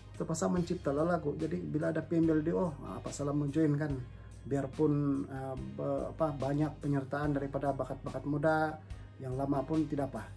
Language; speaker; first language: Malay; non-native, local second language; Central Dusun